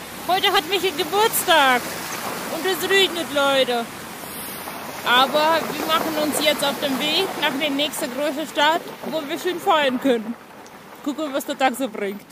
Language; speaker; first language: German; non-native, fluent; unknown